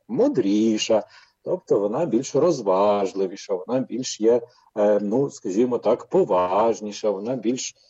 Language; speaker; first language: Ukrainian; native; Ukrainian